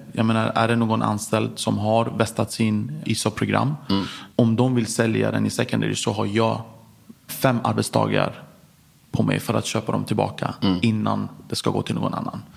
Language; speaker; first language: Swedish; early bilingual, other home language; Persian